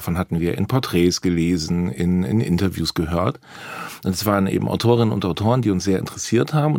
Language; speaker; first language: German; native; German